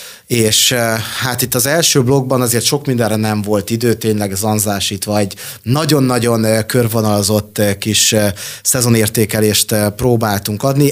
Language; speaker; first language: Hungarian; native; Hungarian